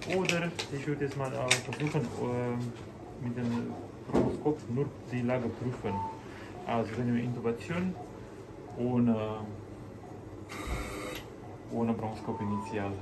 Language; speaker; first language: German; non-native, learner; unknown